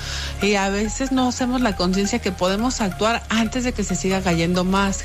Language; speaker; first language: Spanish; native; Spanish